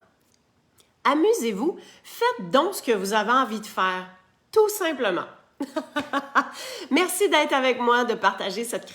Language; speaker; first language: French; native; French